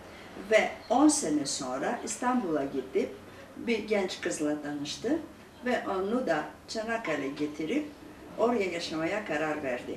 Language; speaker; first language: Turkish; non-native, local second language; Greek